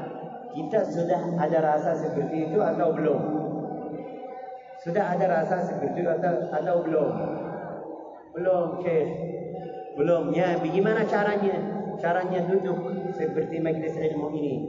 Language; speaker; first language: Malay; non-native, learner; Arabic